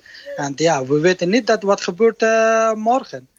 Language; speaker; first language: Dutch; non-native, learner; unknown